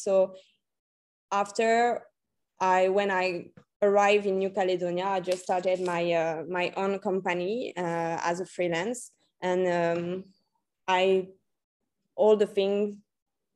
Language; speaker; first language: English; non-native, learner; French